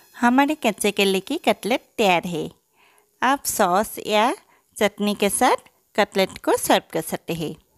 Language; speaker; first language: Hindi; native; Hindi